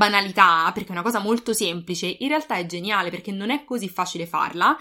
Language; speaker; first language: Italian; native; Italian